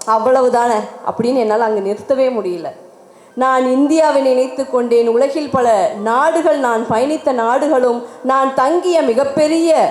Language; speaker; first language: Tamil; native; Tamil